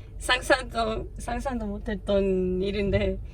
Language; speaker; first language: Korean; non-native, learner; Greek